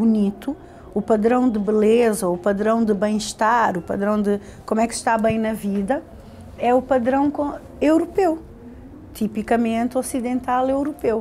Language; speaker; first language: Portuguese; non-native, local second language; Kabuverdianu